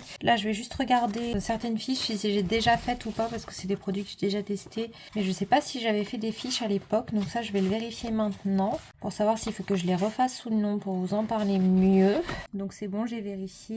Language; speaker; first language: French; native; French